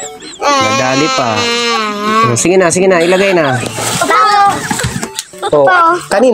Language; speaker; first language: Filipino; native; Filipino